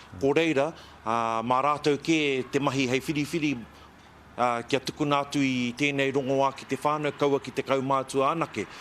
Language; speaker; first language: Māori; native; Māori